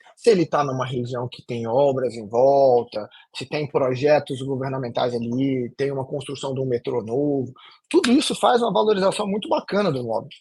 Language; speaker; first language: Portuguese; native; Portuguese